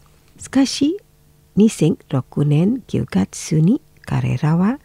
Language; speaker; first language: Japanese; non-native, fluent; Indonesian